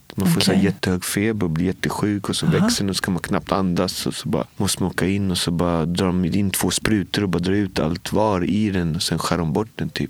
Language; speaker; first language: Swedish; native; Swedish